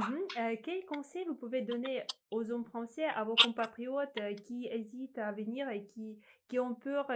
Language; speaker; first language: French; non-native, fluent; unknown